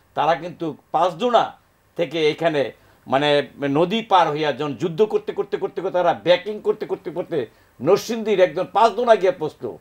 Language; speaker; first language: Bangla; native; Bangla